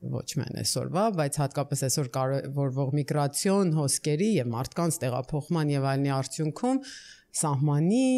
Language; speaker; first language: Armenian; early bilingual, heritage; Armenian